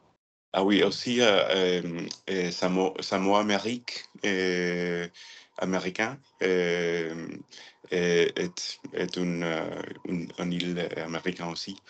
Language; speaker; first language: French; non-native, learner; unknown